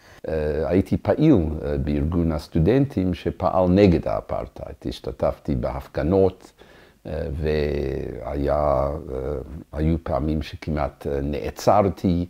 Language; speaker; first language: Hebrew; non-native, fluent; English